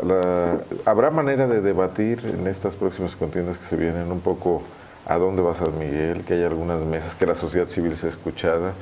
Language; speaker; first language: Spanish; native; Spanish